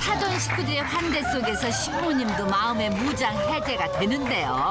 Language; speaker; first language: Korean; native; Korean